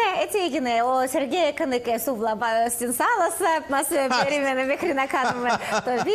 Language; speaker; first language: Greek; non-native, learner; Russian